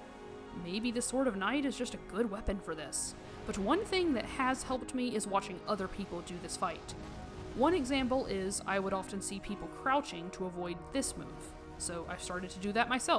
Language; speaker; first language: English; native; English